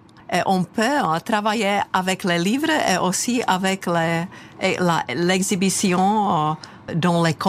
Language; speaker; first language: French; non-native, fluent; Czech